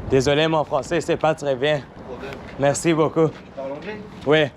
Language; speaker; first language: French; non-native, learner; English